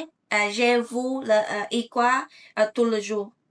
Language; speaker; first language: French; non-native, learner; Vietnamese